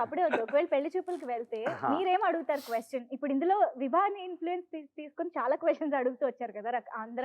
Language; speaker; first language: Telugu; native; Telugu